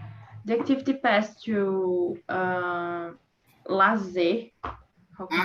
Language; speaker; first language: English; non-native, learner; Portuguese